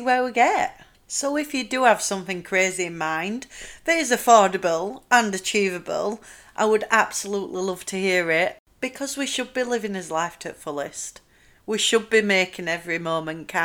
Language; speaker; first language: English; native; English